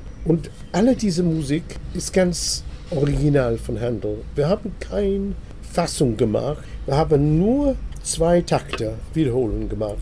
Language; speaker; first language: German; non-native, fluent; English